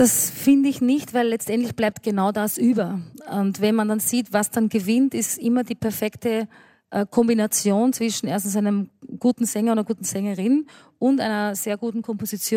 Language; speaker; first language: German; native; German